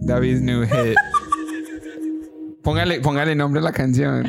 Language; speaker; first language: Spanish; early bilingual, heritage; Spanish